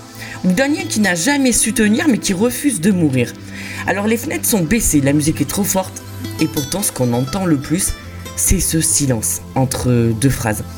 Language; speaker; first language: French; native; French